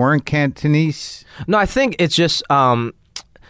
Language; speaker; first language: English; non-native, local second language; Cantonese